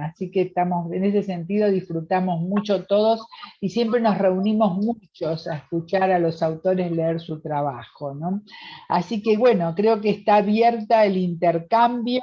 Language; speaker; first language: Spanish; native; Spanish